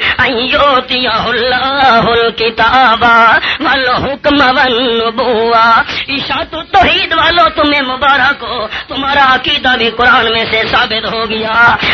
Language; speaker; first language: Urdu; non-native, local second language; Pashto